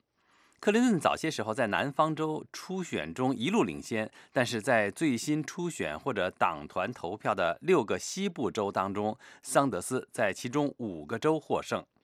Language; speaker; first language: Chinese; native; Chinese